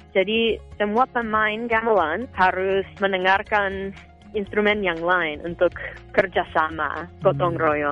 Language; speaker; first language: Indonesian; non-native, fluent; English